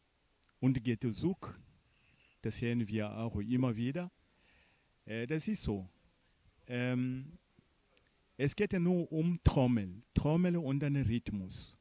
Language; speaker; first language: German; non-native, fluent; Portuguese